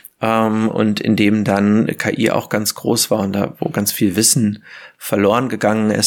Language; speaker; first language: German; native; German